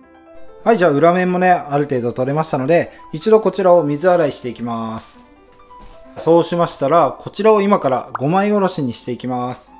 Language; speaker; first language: Japanese; native; Japanese